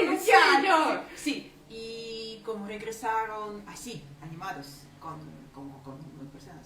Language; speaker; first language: Spanish; non-native, fluent; Ukrainian